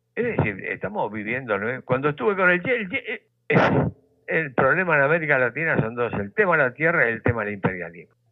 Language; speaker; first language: Spanish; native; Spanish